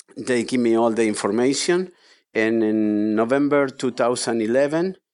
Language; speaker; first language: English; non-native, fluent; Spanish